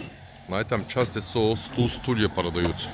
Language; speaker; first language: Russian; non-native, learner; Turkish